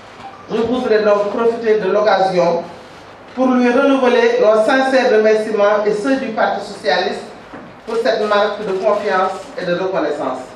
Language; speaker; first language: French; non-native, local second language; Wolof